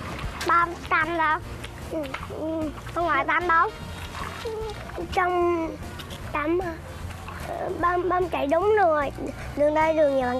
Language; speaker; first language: Vietnamese; native; Vietnamese